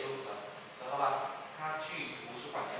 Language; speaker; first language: Chinese; non-native, fluent; Vietnamese